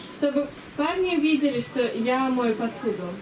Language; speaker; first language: Russian; native; Russian